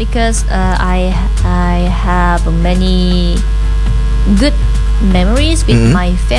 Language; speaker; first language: English; non-native, learner; Indonesian